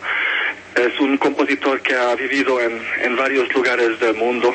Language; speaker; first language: Spanish; non-native, fluent; Hungarian